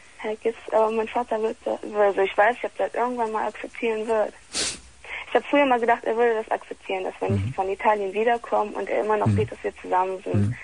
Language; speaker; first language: German; early bilingual, other home language; Italian